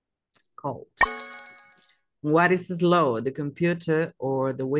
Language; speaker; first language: English; non-native, fluent; Spanish